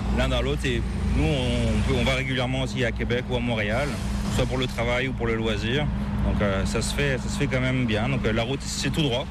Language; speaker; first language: French; native; French